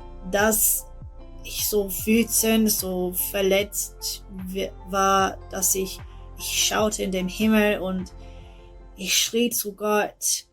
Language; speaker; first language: German; non-native, learner; English